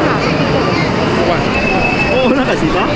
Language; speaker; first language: Japanese; non-native, learner; Indonesian